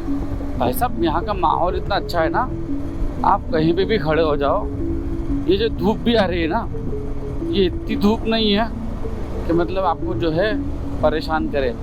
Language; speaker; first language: Hindi; native; Hindi